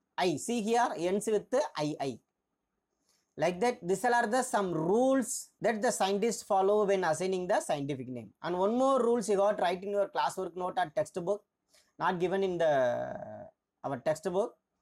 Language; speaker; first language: English; non-native, local second language; Tamil